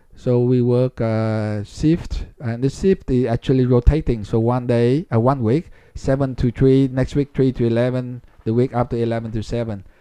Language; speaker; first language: English; non-native, fluent; Vietnamese